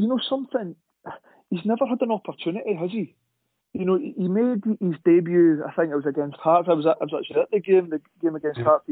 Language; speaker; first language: English; native; English